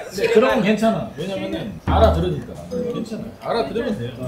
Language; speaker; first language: Korean; native; Korean